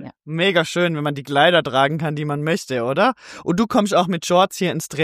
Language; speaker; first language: German; native; German